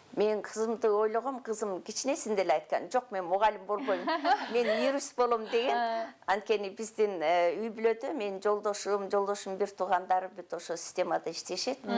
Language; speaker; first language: Kyrgyz; native; Kyrgyz